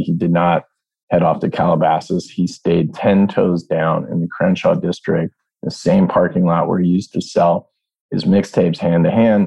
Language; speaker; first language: English; native; English